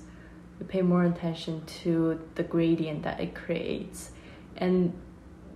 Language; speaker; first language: English; non-native, local second language; Cantonese